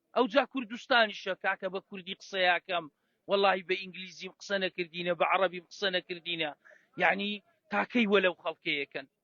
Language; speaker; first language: Central Kurdish; native; Central Kurdish